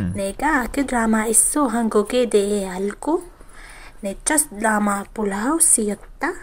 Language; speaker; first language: Korean; non-native, learner; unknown